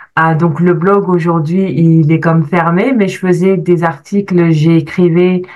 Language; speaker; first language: French; native; French